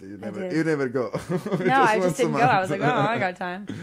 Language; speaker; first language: English; non-native, fluent; Italian